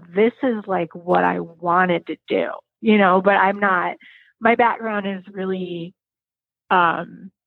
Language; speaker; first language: English; native; English